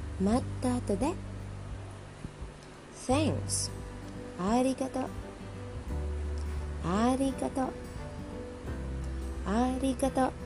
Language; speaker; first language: Japanese; non-native, learner; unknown